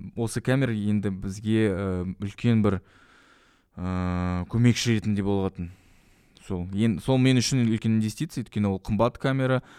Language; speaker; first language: Kazakh; non-native, local second language; Russian